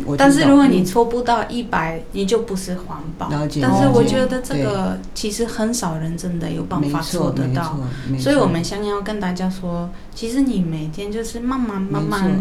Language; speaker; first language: Chinese; non-native, fluent; Polish